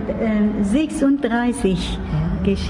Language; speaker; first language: German; non-native, learner; Turkish